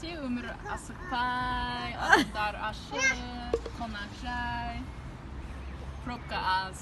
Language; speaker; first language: Kazakh; non-native, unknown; English